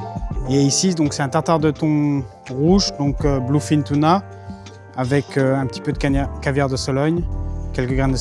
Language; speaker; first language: French; native; French